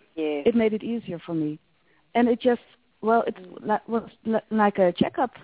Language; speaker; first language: English; non-native, fluent; Dutch